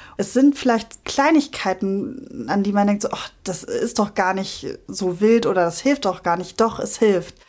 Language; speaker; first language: German; native; German